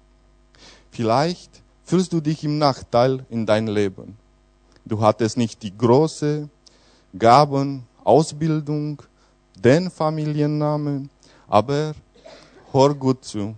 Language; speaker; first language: German; non-native, fluent; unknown